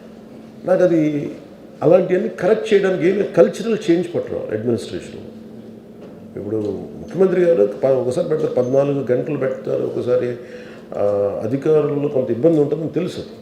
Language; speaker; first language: Telugu; native; Telugu